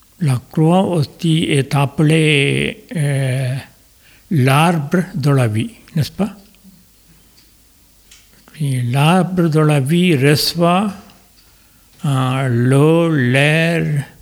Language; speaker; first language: French; non-native, fluent; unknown